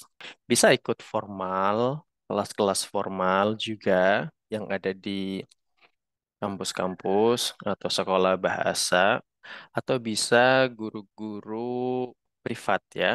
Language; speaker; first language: Indonesian; native; Indonesian